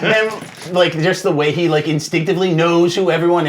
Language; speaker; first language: English; native; English